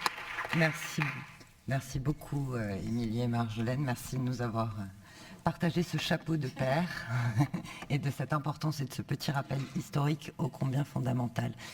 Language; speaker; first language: French; native; French